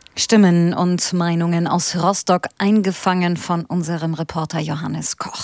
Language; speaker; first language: German; native; German